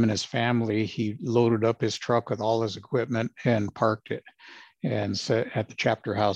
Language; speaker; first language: English; native; English